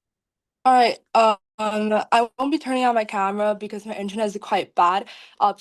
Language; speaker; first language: English; non-native, fluent; Chinese